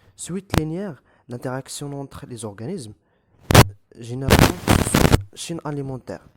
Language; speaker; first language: French; non-native, local second language; Arabic